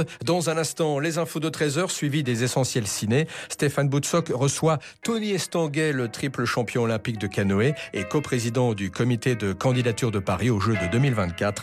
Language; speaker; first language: French; native; French